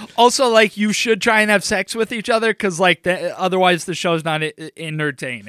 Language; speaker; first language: English; native; English